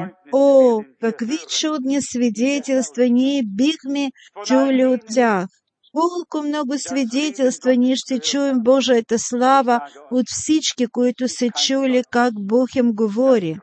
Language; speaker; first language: Bulgarian; non-native, fluent; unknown